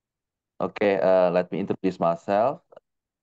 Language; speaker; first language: English; non-native, fluent; Indonesian